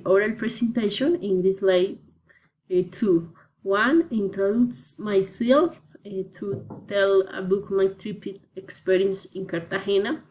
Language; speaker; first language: English; non-native, learner; Spanish